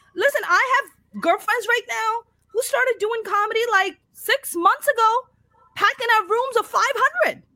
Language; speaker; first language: English; non-native, local second language; Urdu